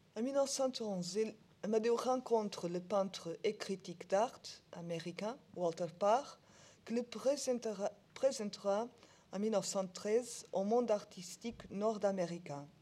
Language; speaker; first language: French; non-native, learner; Portuguese